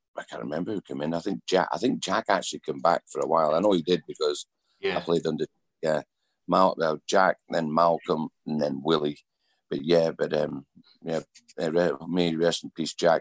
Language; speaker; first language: English; native; English